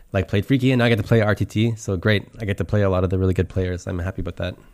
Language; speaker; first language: English; native; English